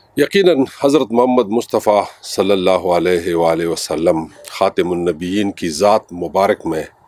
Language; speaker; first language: Urdu; non-native, local second language; Pashto